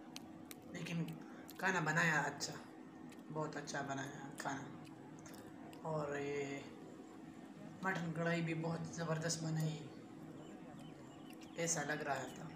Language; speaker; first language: Hindi; non-native, local second language; Pashto